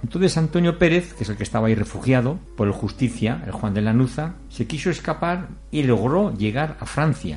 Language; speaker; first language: Spanish; native; Spanish